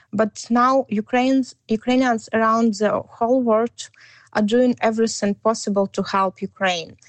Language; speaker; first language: English; non-native, learner; Ukrainian